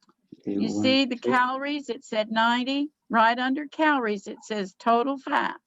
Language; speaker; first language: English; native; English